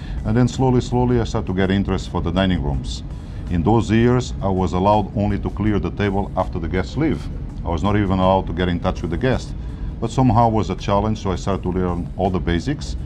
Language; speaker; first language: English; non-native, fluent; Portuguese